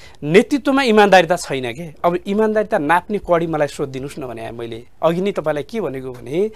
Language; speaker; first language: Nepali; native; Nepali